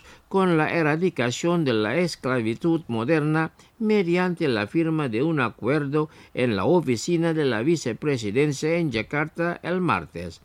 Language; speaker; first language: Spanish; non-native, fluent; Indonesian